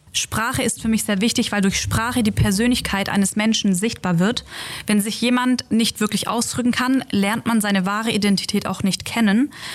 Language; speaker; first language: German; native; German